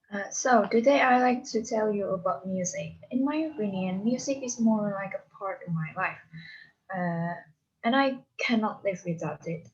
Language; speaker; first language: English; non-native, learner; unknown